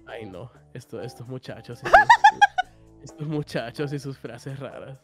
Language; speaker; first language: Spanish; native; Spanish